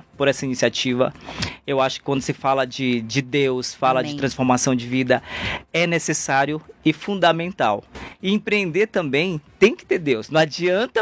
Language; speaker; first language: Portuguese; native; Portuguese